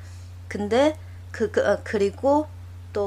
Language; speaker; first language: Korean; non-native, learner; Chinese